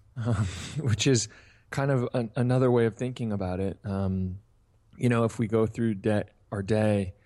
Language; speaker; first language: English; native; English